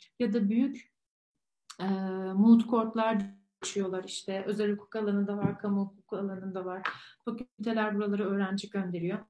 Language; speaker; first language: Turkish; native; Turkish